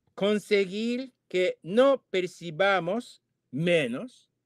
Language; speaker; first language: Spanish; non-native, fluent; Japanese